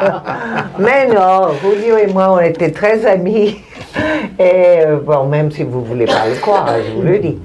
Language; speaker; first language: French; non-native, fluent; Spanish